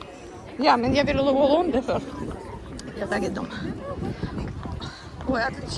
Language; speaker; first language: Swedish; non-native, learner; Russian